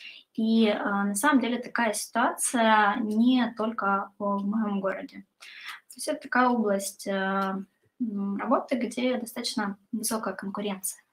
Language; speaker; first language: Russian; native; Russian